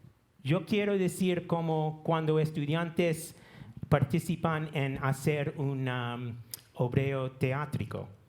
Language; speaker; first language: Spanish; non-native, learner; English